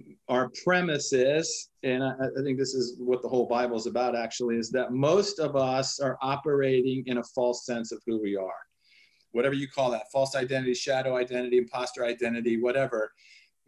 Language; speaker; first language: English; native; English